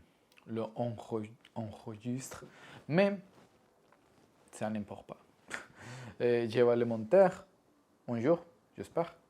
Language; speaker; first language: French; non-native, learner; Spanish